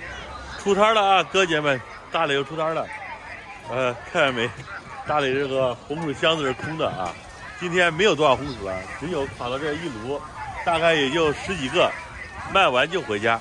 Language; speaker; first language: Chinese; native; Chinese